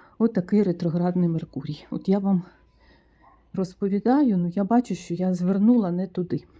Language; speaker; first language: Ukrainian; native; Ukrainian